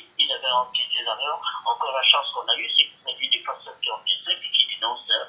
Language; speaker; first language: French; early bilingual, other home language; Yiddish